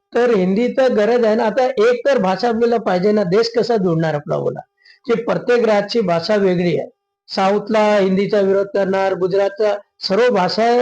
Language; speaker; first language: Marathi; non-native, local second language; Urdu